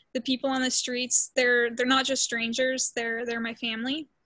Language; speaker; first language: English; early bilingual, other home language; Spanish